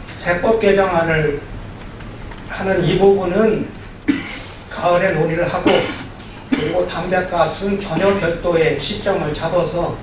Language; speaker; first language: Korean; native; Korean